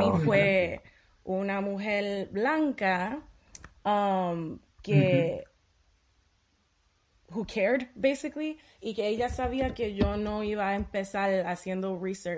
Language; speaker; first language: Spanish; early bilingual, heritage; Spanish